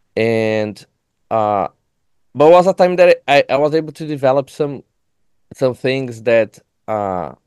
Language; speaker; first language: English; non-native, fluent; Portuguese